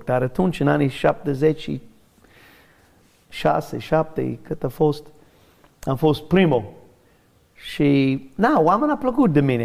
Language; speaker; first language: Romanian; non-native, learner; English